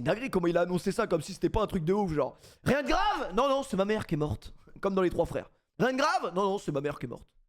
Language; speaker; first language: French; native; French